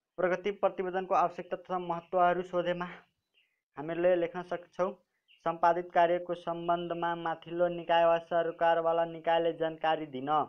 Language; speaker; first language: Nepali; non-native, local second language; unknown